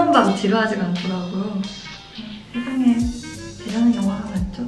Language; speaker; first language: Korean; non-native, fluent; Japanese